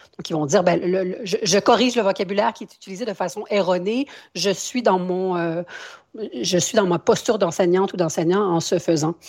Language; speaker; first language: French; native; French